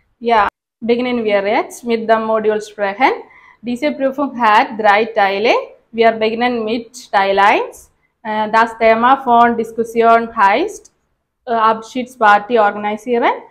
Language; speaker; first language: German; non-native, learner; Malayalam